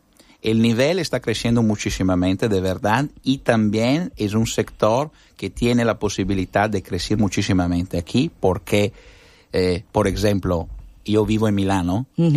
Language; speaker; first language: Spanish; non-native, fluent; Italian